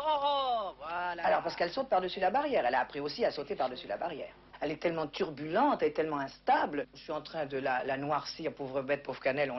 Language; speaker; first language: French; native; French